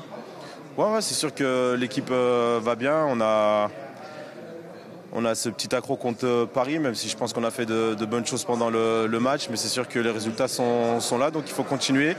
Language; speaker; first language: French; native; French